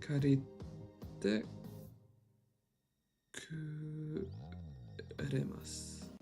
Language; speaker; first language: Japanese; non-native, learner; English